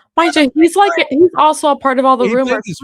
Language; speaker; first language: English; native; English